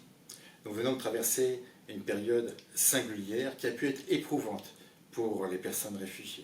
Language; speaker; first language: French; native; French